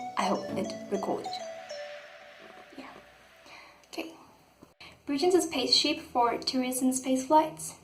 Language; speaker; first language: English; non-native, fluent; Spanish